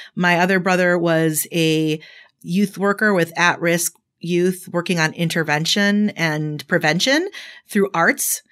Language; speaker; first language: English; native; English